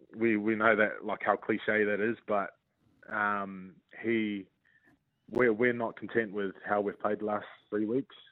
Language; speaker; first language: English; native; English